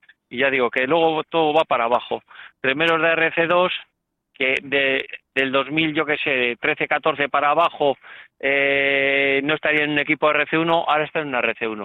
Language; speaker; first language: Spanish; native; Spanish